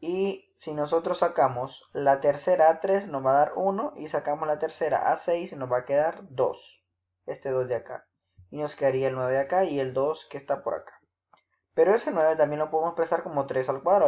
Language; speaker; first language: Spanish; native; Spanish